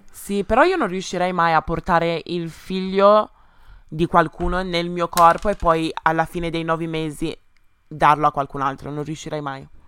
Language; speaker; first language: Italian; early bilingual, other home language; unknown